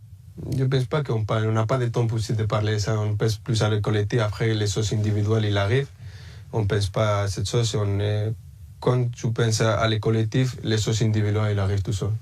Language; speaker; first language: French; early bilingual, other home language; Spanish